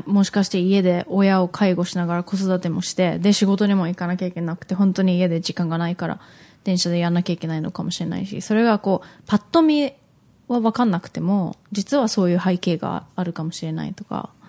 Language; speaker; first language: Japanese; early bilingual, heritage; Japanese